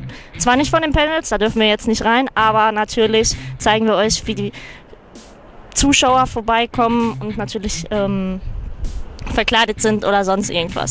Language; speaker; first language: German; native; German